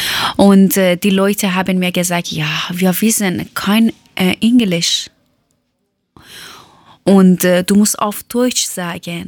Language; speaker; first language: German; non-native, learner; Persian